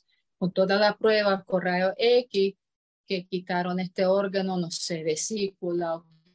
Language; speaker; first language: Spanish; non-native, fluent; Croatian